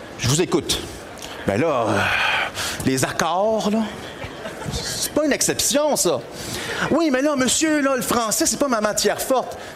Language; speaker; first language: French; native; French